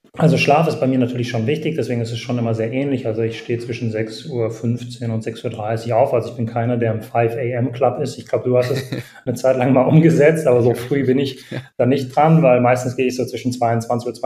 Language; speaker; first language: German; native; German